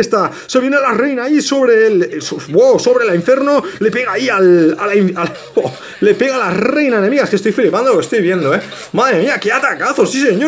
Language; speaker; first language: Spanish; native; Spanish